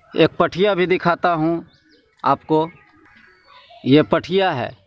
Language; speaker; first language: Hindi; native; Hindi